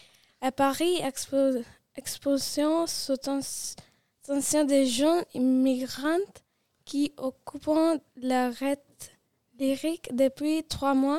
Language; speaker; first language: French; non-native, learner; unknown